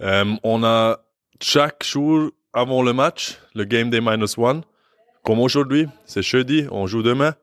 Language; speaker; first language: French; non-native, learner; English